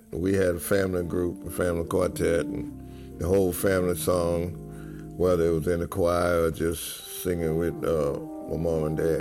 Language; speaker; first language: English; native; English